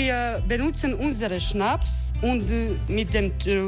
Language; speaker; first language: German; non-native, fluent; Croatian